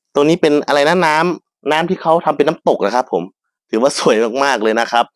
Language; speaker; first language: Thai; native; Thai